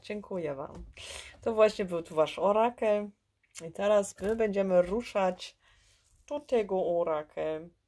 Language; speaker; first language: Polish; early bilingual, heritage; Polish